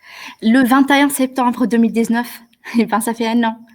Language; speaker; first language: French; non-native, local second language; Arabic